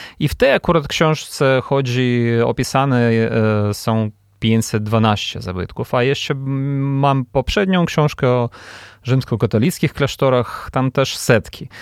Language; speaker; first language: Polish; non-native, fluent; Ukrainian